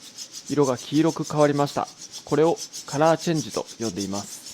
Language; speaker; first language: Japanese; native; Japanese